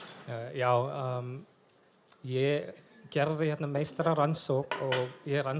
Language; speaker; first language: Icelandic; non-native, fluent; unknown